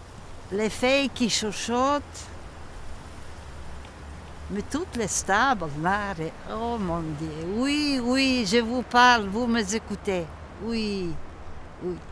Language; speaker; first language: French; non-native, local second language; Macedonian